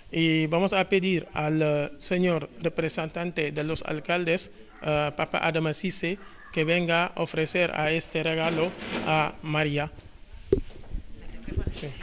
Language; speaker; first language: Spanish; non-native, fluent; Wolof